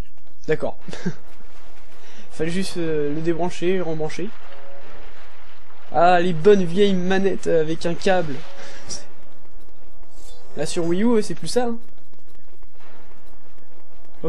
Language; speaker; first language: French; native; French